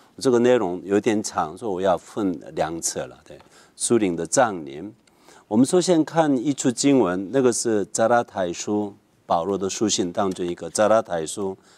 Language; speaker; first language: Chinese; non-native, fluent; Korean